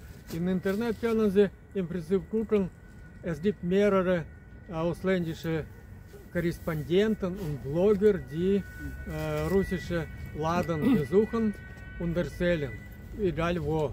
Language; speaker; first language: German; non-native, fluent; Russian